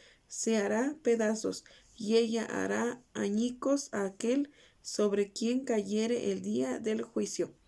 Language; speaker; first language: Spanish; native; Spanish